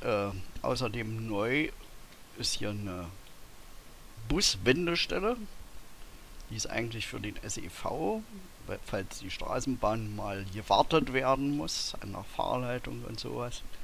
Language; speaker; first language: German; native; German